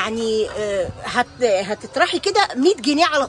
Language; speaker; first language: Arabic; native; Arabic